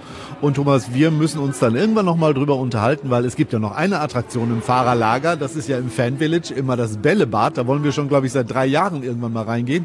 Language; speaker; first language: German; native; German